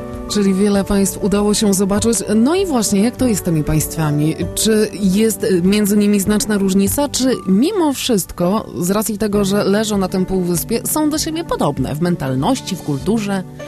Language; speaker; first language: Polish; native; Polish